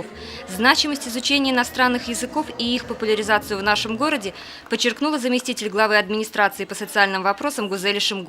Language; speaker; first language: Russian; native; Russian